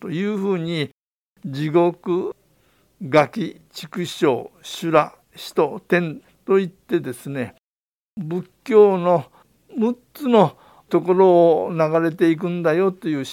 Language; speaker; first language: Japanese; native; Japanese